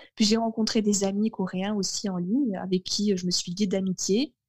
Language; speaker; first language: French; native; French